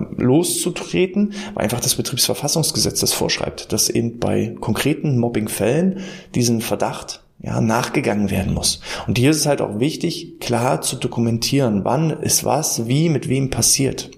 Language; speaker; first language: German; native; German